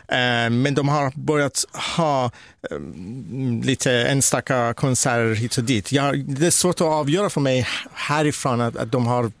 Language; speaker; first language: Swedish; non-native, fluent; Persian